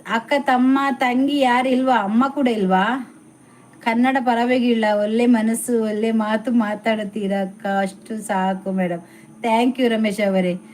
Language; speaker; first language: Kannada; non-native, local second language; Tulu